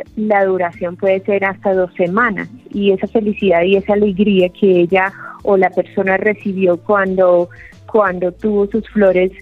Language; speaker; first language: Spanish; non-native, fluent; English